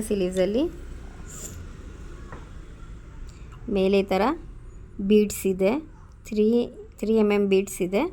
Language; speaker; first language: Kannada; non-native, local second language; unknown